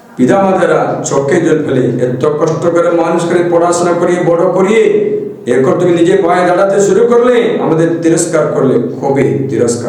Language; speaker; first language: Bangla; non-native, fluent; Malayalam